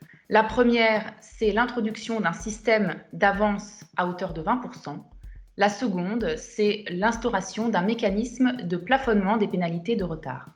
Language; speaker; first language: French; native; French